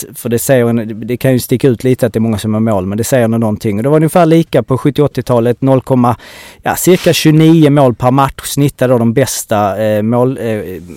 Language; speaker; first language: Swedish; native; Swedish